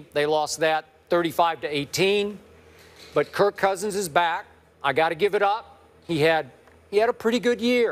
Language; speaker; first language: English; native; English